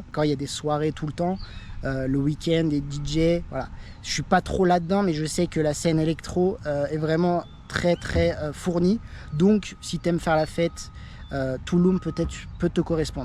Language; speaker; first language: French; native; French